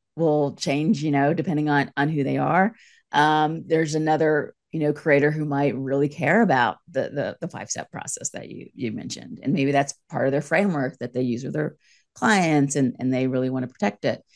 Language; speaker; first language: English; native; English